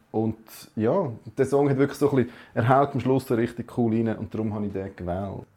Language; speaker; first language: German; native; German